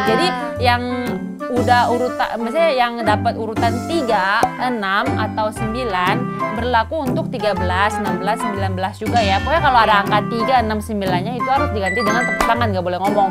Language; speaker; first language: Indonesian; non-native, fluent; Korean